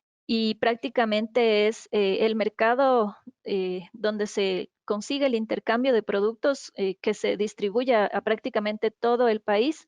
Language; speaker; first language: Spanish; native; Spanish